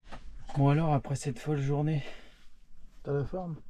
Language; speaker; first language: French; native; French